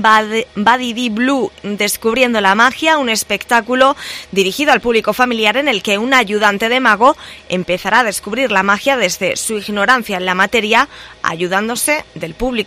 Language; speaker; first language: Spanish; native; Spanish